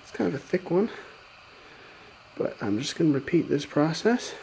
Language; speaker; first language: English; native; English